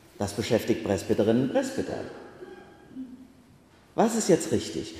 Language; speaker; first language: German; native; German